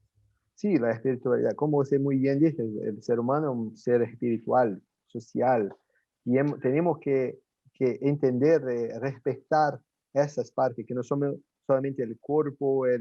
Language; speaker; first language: Spanish; non-native, fluent; Portuguese